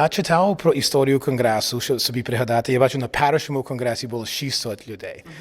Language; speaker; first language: Ukrainian; early bilingual, heritage; English